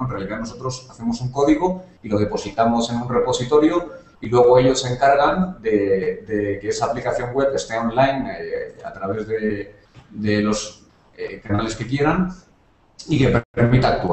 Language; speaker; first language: Spanish; native; Spanish